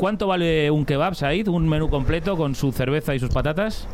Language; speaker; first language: Spanish; native; Spanish